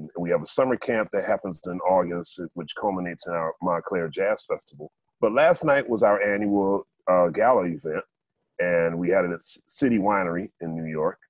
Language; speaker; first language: English; native; English